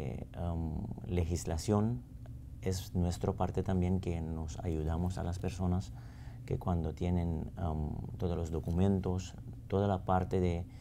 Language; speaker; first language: Spanish; non-native, fluent; Papiamento